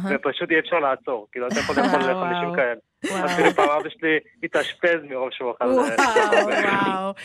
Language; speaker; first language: Hebrew; non-native, fluent; Turkish